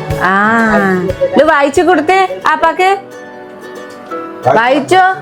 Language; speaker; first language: Malayalam; non-native, learner; Nepali